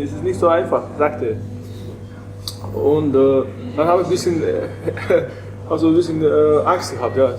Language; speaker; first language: German; non-native, learner; Mongolian